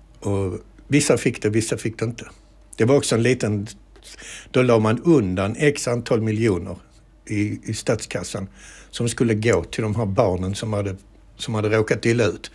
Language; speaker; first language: Swedish; native; Swedish